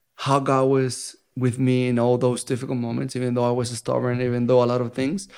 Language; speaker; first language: English; non-native, fluent; Spanish